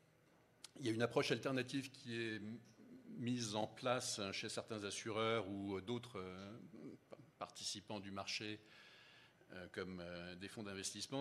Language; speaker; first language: French; native; French